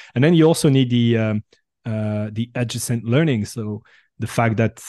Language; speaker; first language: English; non-native, fluent; French